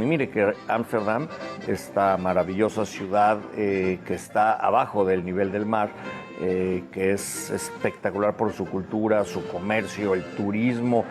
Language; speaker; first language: Spanish; native; Spanish